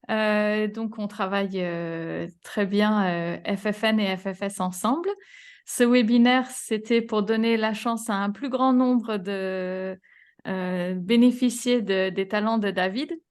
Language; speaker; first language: French; native; French